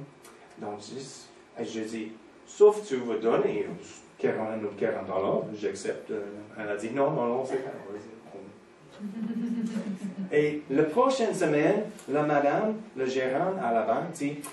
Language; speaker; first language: French; non-native, fluent; English